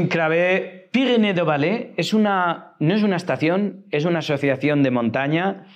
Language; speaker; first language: Spanish; native; Spanish